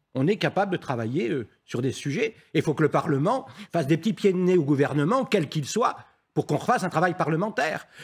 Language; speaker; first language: French; native; French